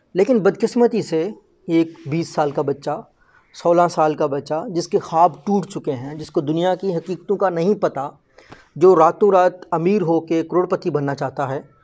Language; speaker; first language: Urdu; non-native, local second language; Baluchi